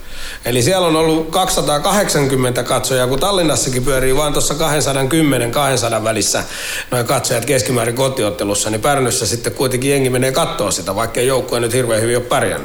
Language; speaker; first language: Finnish; native; Finnish